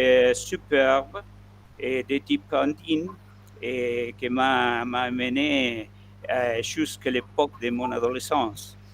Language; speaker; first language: French; non-native, fluent; Spanish